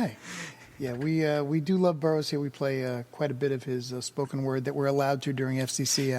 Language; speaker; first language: English; native; English